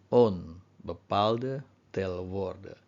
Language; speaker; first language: Dutch; non-native, fluent; Indonesian